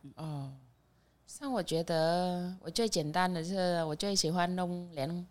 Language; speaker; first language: Chinese; non-native, fluent; Vietnamese